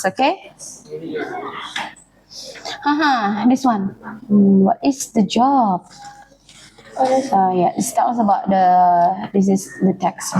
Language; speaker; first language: English; non-native, learner; Indonesian